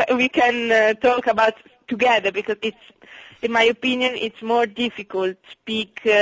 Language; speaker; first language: English; non-native, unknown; Italian